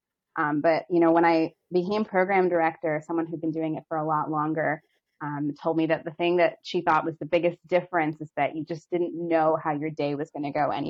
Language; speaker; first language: English; native; English